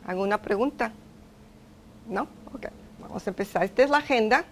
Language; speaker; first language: Spanish; non-native, fluent; English